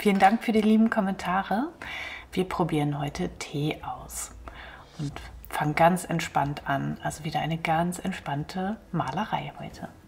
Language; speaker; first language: German; native; German